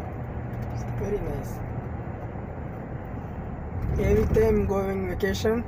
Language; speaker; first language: English; non-native, local second language; Tamil